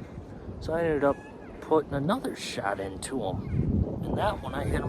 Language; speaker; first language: English; native; English